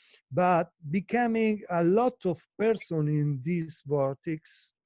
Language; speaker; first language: English; non-native, learner; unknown